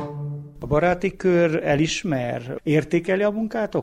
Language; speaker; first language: Hungarian; native; Hungarian